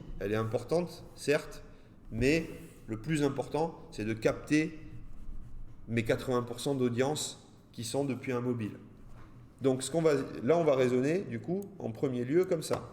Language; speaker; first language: French; native; French